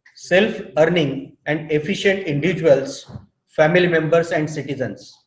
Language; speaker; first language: English; non-native, local second language; Marathi